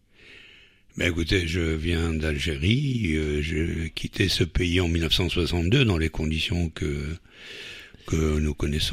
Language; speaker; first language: French; native; French